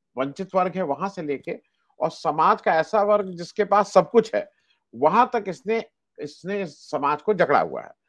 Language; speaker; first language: Hindi; native; Hindi